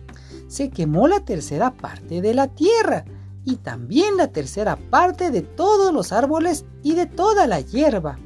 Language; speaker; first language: Spanish; native; Spanish